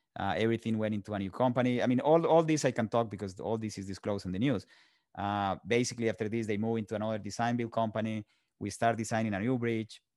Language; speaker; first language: English; non-native, fluent; Spanish